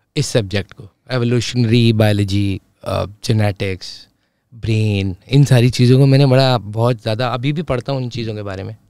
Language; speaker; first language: Urdu; native; Urdu